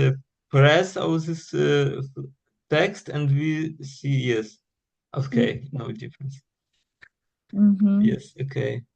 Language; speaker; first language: English; non-native, learner; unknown